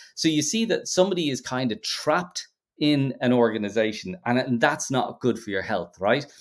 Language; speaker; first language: English; native; English